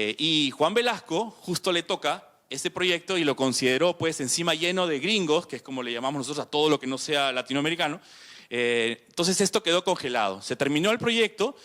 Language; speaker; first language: Spanish; native; Spanish